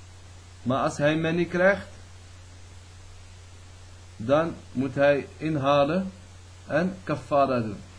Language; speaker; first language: Dutch; early bilingual, other home language; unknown